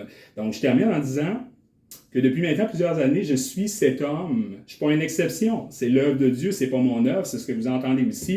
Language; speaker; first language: French; native; French